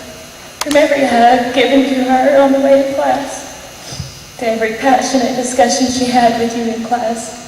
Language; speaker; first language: English; native; English